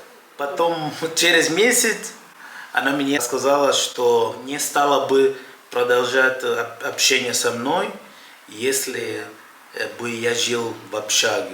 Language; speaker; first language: Russian; non-native, fluent; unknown